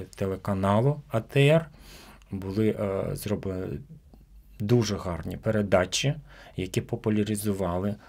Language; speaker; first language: Ukrainian; non-native, local second language; Crimean Tatar